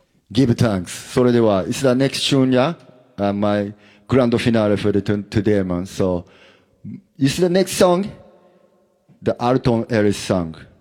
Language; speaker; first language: English; non-native, fluent; Japanese